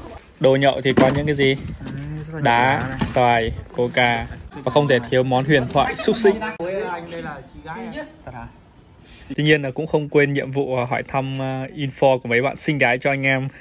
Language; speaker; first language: Vietnamese; native; Vietnamese